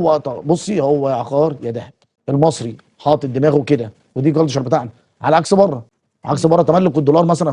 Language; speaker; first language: Arabic; native; Arabic